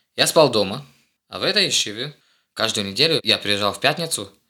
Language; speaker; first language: Russian; non-native, fluent; Hebrew